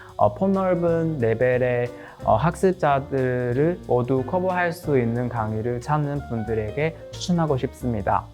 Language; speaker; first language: Korean; non-native, fluent; Chinese